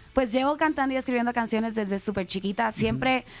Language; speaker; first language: Spanish; native; Spanish